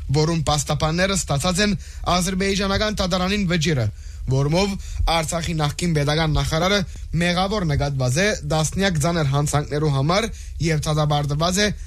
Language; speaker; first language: Armenian; early bilingual, heritage; Armenian